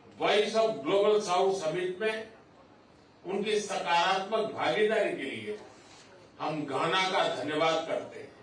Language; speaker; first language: Hindi; non-native, local second language; Gujarati